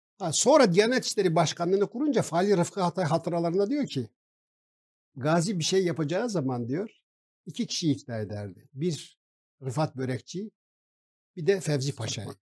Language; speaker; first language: Turkish; non-native, local second language; Kurdish